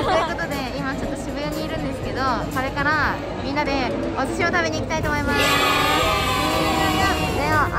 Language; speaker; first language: Japanese; native; Japanese